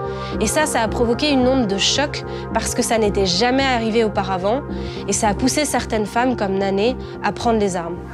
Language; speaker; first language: French; native; French